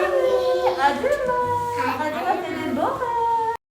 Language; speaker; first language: French; non-native, fluent; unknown